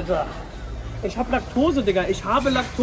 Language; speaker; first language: German; native; German